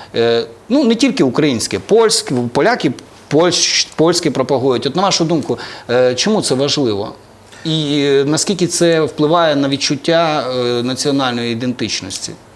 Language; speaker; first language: Ukrainian; native; Ukrainian